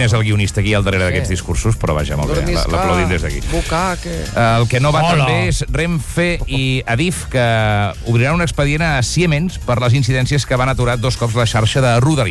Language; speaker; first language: Catalan; native; Catalan